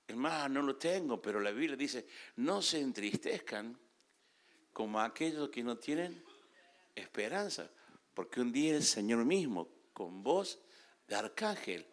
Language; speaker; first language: Spanish; native; Spanish